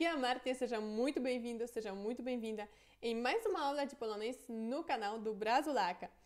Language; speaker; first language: Portuguese; non-native, fluent; Polish